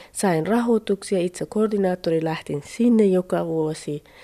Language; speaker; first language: Finnish; non-native, learner; Central Kurdish